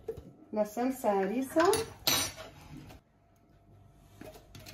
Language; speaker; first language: Spanish; non-native, fluent; Arabic